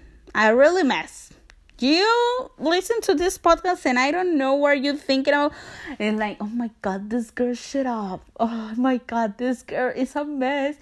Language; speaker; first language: English; non-native, learner; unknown